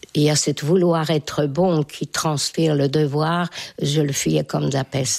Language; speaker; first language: French; non-native, fluent; Hungarian